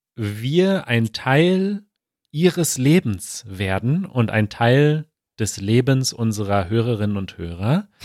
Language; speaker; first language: German; native; German